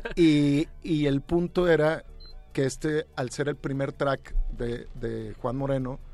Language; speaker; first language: Spanish; native; Spanish